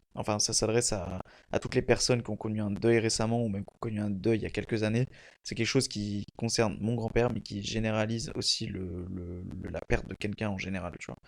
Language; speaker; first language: French; native; French